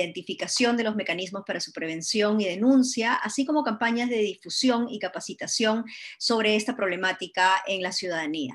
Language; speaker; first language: Spanish; native; Spanish